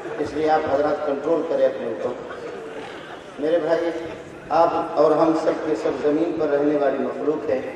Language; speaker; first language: Urdu; non-native, local second language; Brahui